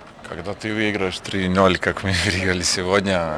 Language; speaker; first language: Russian; non-native, learner; Serbian